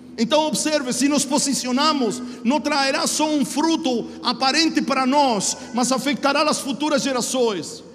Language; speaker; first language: Portuguese; non-native, fluent; Spanish